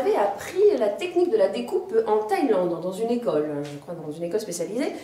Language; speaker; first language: French; native; French